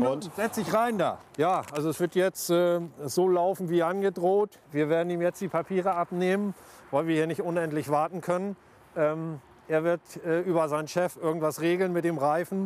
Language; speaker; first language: German; native; German